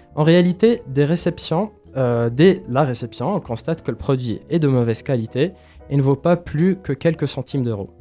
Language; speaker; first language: French; non-native, local second language; Arabic